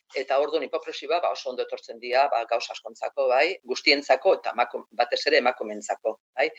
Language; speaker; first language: Basque; non-native, local second language; Spanish